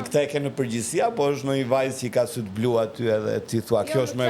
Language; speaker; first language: Albanian; native; Albanian